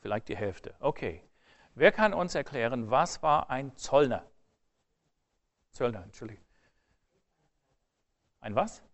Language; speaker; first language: German; non-native, fluent; English